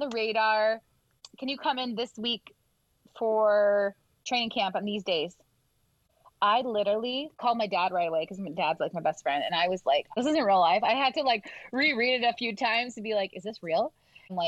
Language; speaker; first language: English; native; English